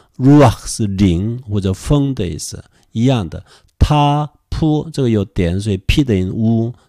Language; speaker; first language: Chinese; non-native, fluent; Korean